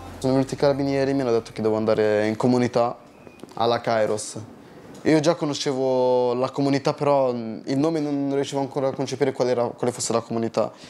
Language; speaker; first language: Italian; early bilingual, other home language; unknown